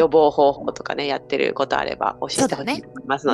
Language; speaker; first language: Japanese; native; Japanese